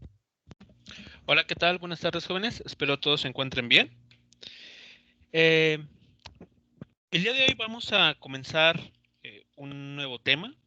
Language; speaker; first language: Spanish; native; Spanish